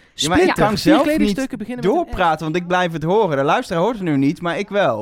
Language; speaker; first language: Dutch; native; Dutch